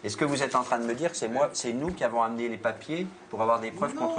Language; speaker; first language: French; native; French